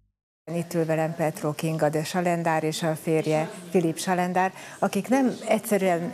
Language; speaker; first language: Hungarian; native; Hungarian